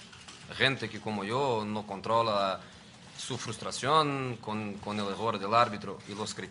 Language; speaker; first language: Spanish; non-native, fluent; Portuguese